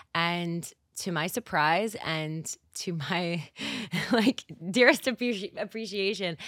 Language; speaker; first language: English; native; English